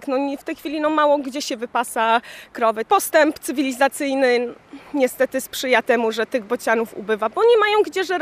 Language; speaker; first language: Polish; native; Polish